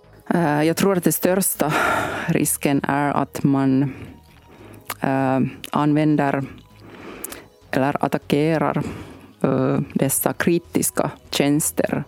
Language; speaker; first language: Swedish; non-native, local second language; Finnish